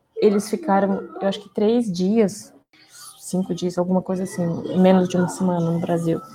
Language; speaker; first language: Portuguese; non-native, fluent; Russian